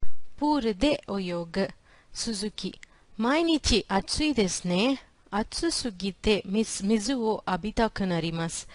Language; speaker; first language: Japanese; non-native, fluent; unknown